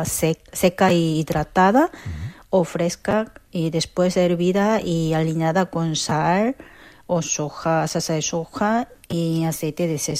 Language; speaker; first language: Spanish; non-native, fluent; Korean